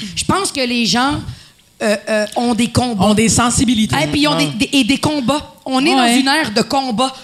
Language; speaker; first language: French; non-native, fluent; Spanish